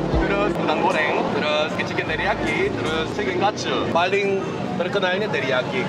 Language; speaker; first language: Indonesian; non-native, fluent; Korean